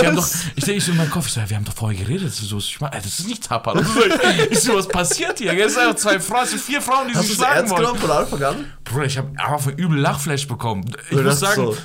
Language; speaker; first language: German; early bilingual, other home language; Persian